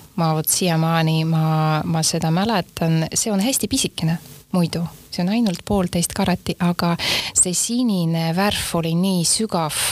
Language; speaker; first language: Estonian; non-native, local second language; Russian